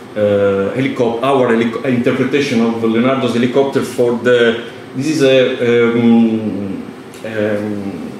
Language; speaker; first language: English; non-native, fluent; Italian